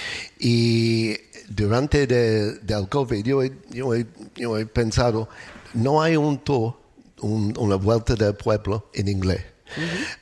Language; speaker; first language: Spanish; non-native, learner; English